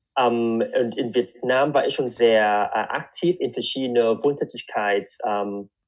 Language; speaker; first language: German; non-native, fluent; Vietnamese